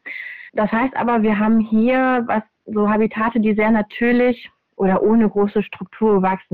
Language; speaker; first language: German; native; German